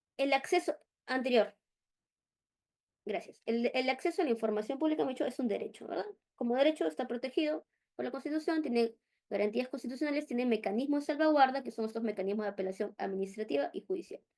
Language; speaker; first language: Spanish; native; Spanish